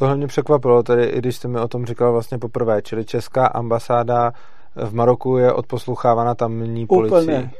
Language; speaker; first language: Czech; native; Czech